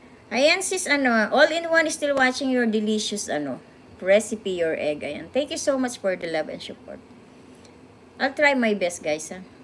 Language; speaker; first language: English; non-native, local second language; Filipino